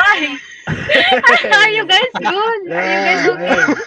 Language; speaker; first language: English; non-native, local second language; Filipino